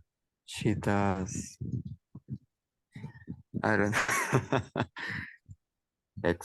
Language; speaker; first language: English; non-native, learner; Spanish